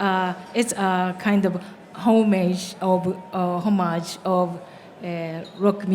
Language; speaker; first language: English; non-native, learner; Japanese